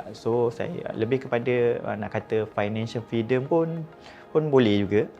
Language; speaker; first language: Malay; native; Malay